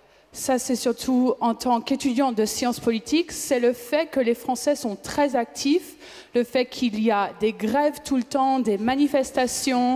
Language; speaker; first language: French; non-native, fluent; English